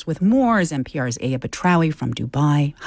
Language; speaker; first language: English; native; English